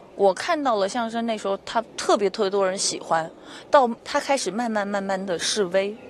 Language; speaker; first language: Chinese; native; Chinese